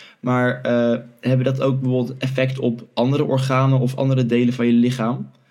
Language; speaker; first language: Dutch; native; Dutch